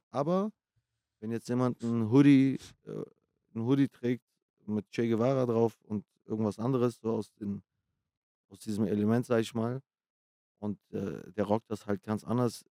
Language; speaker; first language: German; early bilingual, other home language; Kurdish